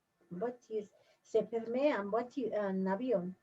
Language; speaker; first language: French; non-native, learner; Spanish